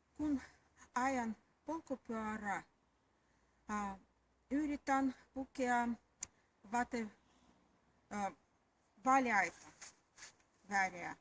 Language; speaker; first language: Finnish; non-native, learner; Russian